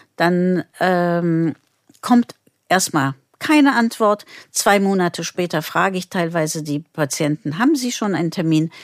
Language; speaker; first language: German; non-native, fluent; Turkish